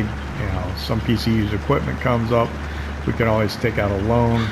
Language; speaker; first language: English; native; English